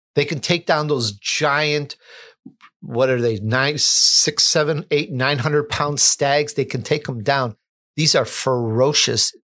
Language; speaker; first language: English; native; English